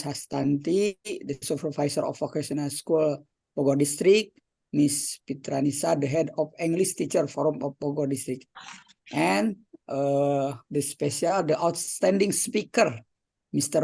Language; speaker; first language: English; non-native, fluent; Indonesian